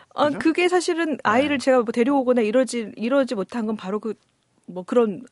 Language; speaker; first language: Korean; native; Korean